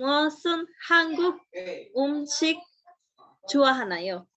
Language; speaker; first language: Korean; non-native, learner; Spanish